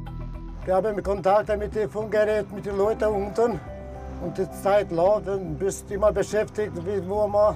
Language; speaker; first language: German; non-native, learner; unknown